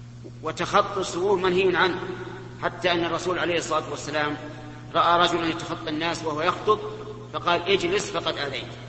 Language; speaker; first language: Arabic; native; Arabic